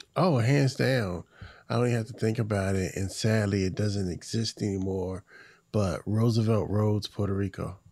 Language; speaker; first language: English; native; English